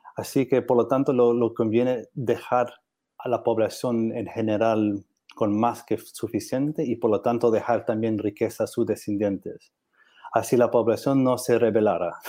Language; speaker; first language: Spanish; non-native, learner; English